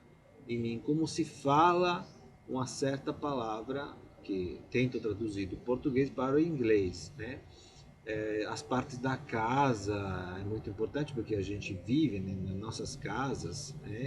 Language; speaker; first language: Portuguese; non-native, fluent; Italian